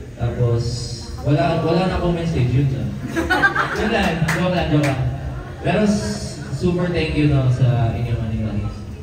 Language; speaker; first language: Filipino; non-native, local second language; Cebuano